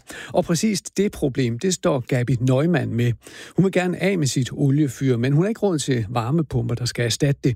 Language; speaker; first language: Danish; native; Danish